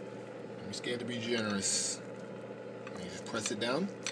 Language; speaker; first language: English; native; English